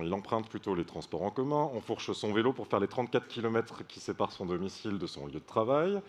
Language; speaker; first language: French; native; French